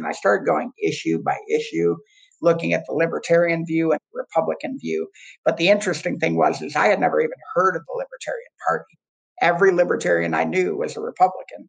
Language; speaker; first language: English; native; English